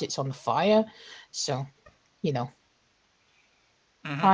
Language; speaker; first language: English; native; English